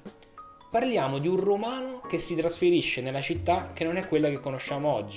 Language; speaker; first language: Italian; native; Italian